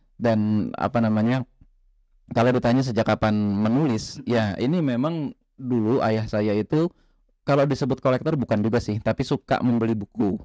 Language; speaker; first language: Indonesian; native; Indonesian